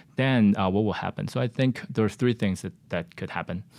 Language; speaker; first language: English; non-native, fluent; Chinese